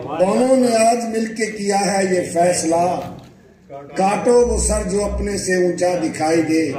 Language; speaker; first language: Urdu; native; Urdu